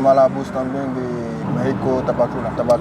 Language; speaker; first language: Spanish; non-native, learner; Haitian Creole